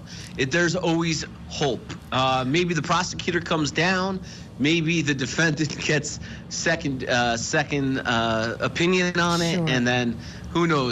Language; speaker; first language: English; native; English